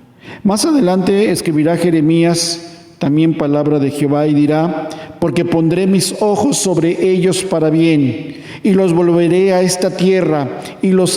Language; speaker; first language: Spanish; native; Spanish